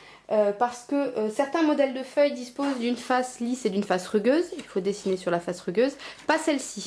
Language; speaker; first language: French; native; French